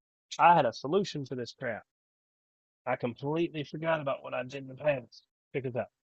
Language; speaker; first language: English; native; English